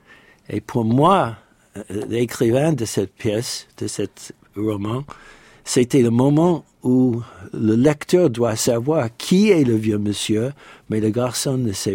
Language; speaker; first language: French; non-native, fluent; English